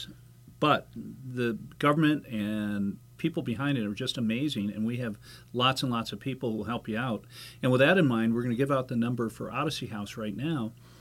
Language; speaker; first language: English; native; English